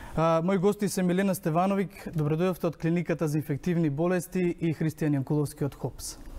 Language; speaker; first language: Macedonian; native; Macedonian